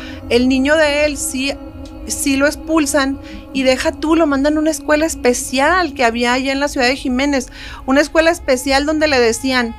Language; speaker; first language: Spanish; native; Spanish